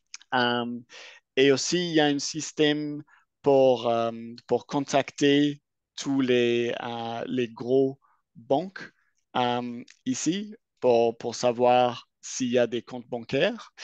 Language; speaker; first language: French; non-native, fluent; English